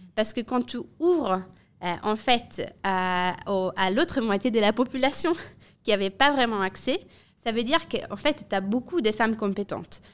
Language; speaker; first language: French; non-native, fluent; Italian